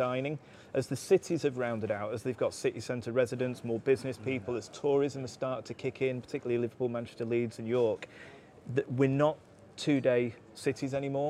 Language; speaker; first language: English; native; English